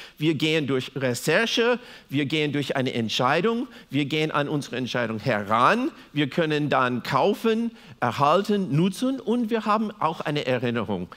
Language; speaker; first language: German; non-native, fluent; English